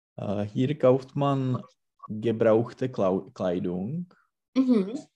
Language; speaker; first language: German; non-native, learner; Czech